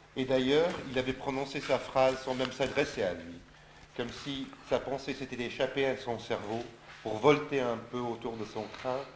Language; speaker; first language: French; non-native, fluent; English